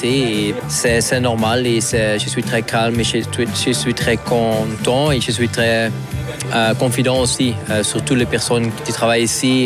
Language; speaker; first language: French; non-native, local second language; Dutch